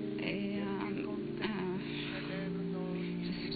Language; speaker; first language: French; non-native, local second language; Arabic